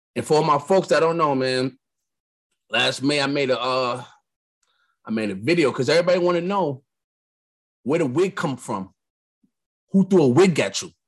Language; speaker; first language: English; native; English